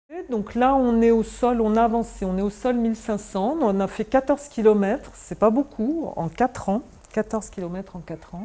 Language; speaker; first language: French; native; French